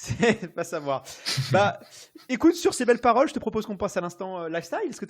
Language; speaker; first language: French; native; French